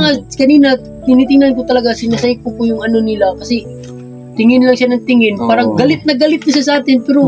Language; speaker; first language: Filipino; non-native, local second language; Cebuano